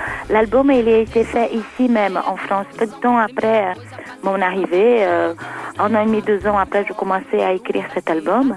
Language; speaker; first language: French; non-native, fluent; Portuguese